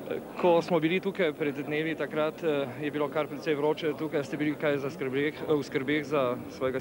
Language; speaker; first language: Slovenian; native; Slovenian